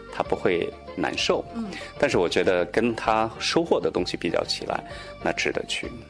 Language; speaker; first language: Chinese; non-native, local second language; Tibetan